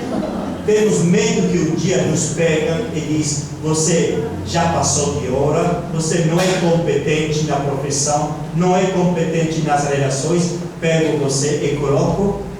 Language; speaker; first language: Portuguese; non-native, fluent; Italian